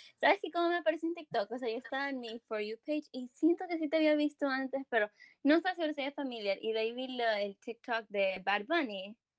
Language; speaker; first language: Spanish; early bilingual, heritage; English